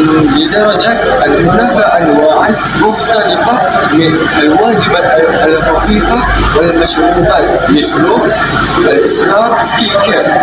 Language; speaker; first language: Arabic; non-native, learner; Malay